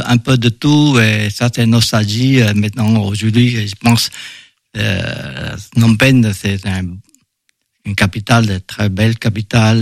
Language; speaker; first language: French; non-native, fluent; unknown